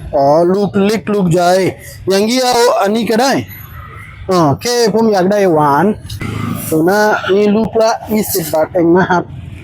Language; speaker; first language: Thai; native; Thai